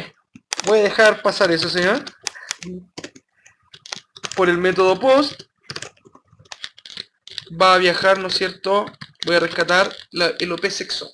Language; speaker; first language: Spanish; native; Spanish